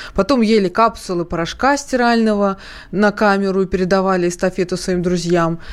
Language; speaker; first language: Russian; native; Russian